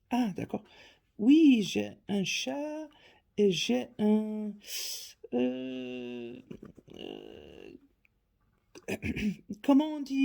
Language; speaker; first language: French; non-native, learner; Faroese